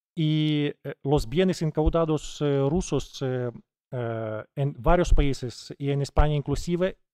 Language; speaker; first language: Spanish; non-native, fluent; Ukrainian